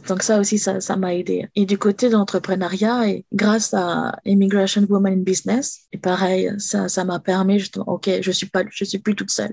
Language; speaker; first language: French; native; French